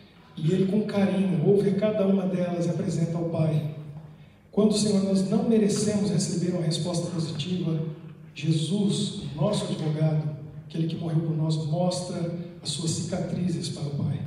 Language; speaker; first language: Portuguese; native; Portuguese